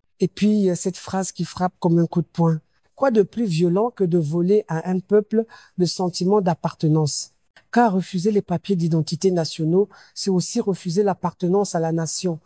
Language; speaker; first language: French; non-native, local second language; Lingala